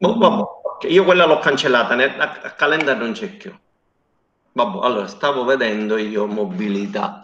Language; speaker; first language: Italian; native; Italian